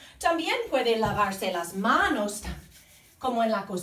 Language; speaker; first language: Spanish; non-native, fluent; English